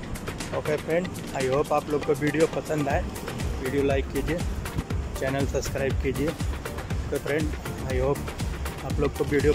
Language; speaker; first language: Hindi; non-native, local second language; Bhojpuri